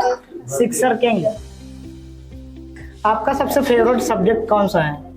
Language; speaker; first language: Hindi; native; Hindi